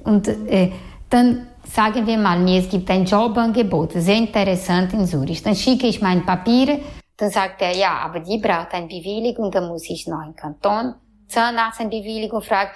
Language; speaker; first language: German; non-native, fluent; Portuguese